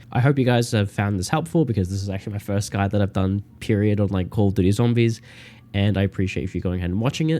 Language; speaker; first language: English; native; English